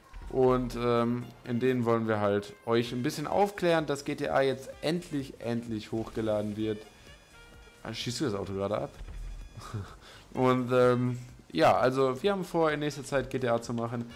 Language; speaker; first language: German; native; German